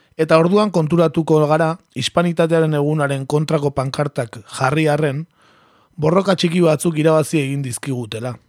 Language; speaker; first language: Basque; native; Basque